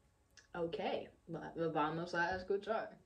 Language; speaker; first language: Spanish; non-native, learner; English